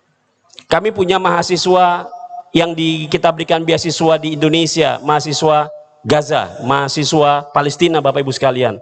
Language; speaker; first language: Indonesian; native; Indonesian